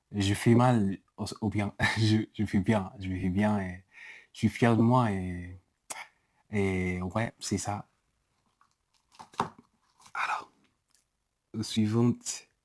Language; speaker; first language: French; non-native, learner; English